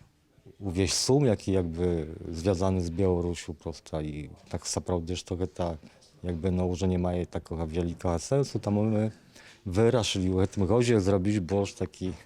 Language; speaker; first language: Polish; non-native, learner; Belarusian